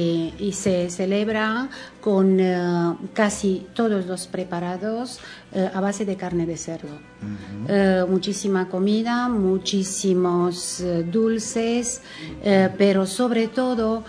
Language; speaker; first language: Spanish; non-native, fluent; Romanian